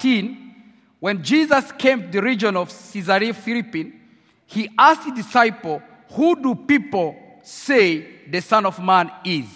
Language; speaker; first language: English; non-native, local second language; French